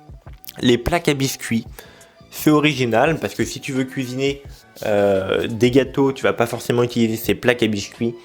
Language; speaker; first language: French; native; French